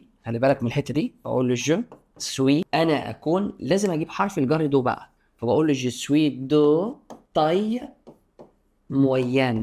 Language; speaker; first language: Arabic; native; Arabic